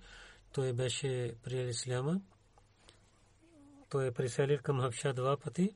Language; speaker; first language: Bulgarian; non-native, learner; Urdu